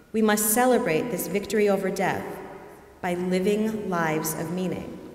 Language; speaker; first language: English; native; English